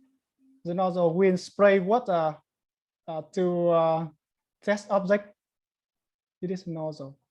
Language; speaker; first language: English; non-native, learner; Vietnamese